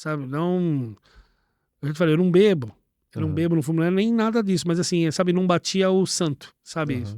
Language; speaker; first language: Portuguese; native; Portuguese